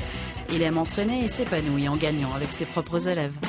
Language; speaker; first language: French; native; French